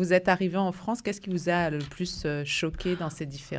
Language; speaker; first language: French; native; French